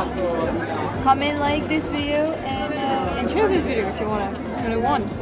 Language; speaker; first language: English; non-native, fluent; French